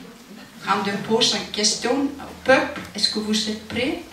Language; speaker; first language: French; non-native, fluent; Icelandic